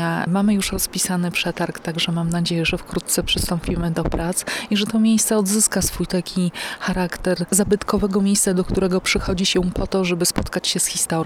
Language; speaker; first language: Polish; native; Polish